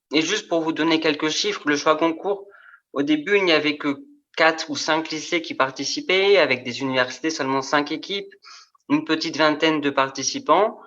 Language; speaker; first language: French; native; French